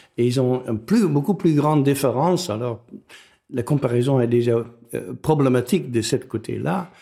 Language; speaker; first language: French; non-native, fluent; Dutch